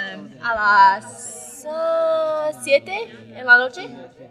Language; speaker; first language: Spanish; non-native, learner; English